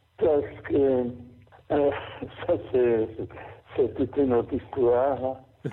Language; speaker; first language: French; non-native, fluent; Portuguese